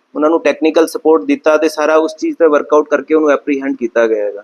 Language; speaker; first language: Hindi; non-native, local second language; Punjabi